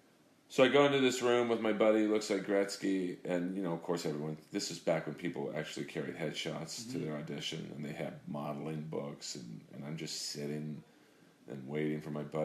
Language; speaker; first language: English; native; English